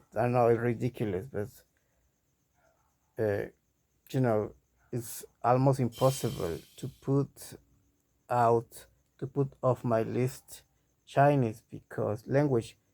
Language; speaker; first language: English; non-native, learner; Spanish